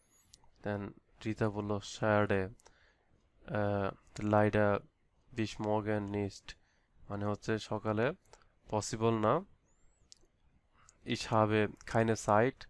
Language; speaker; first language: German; non-native, learner; Bangla